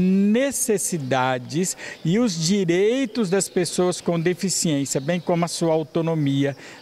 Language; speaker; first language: Portuguese; native; Portuguese